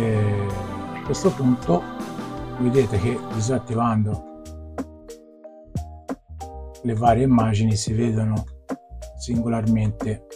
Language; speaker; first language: Italian; native; Italian